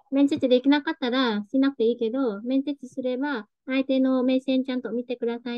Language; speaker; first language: Japanese; non-native, fluent; Vietnamese